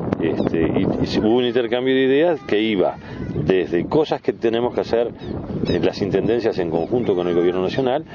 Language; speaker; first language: Spanish; native; Spanish